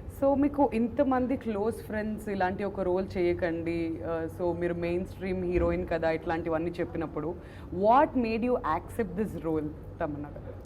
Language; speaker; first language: Telugu; native; Telugu